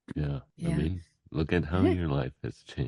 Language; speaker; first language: English; native; English